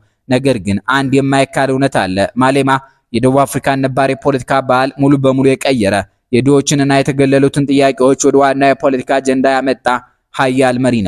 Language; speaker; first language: Amharic; native; Amharic